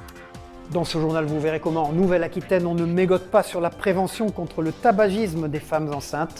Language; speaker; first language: French; native; French